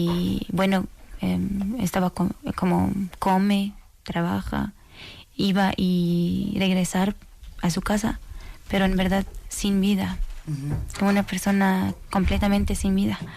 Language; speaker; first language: Spanish; non-native, learner; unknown